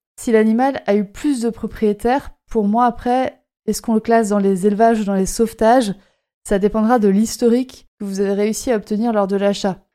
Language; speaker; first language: French; native; French